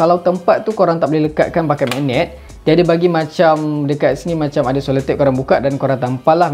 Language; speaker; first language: Malay; native; Malay